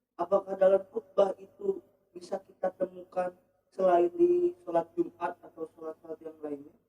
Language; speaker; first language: Indonesian; native; Indonesian